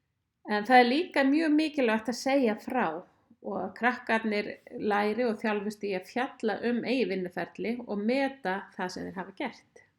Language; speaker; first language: Icelandic; native; Icelandic